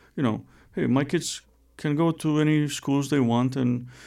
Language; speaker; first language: English; non-native, fluent; Romanian